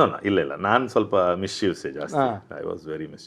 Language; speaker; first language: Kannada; non-native, local second language; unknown